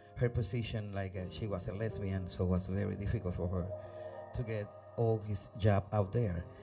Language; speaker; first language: English; non-native, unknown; Spanish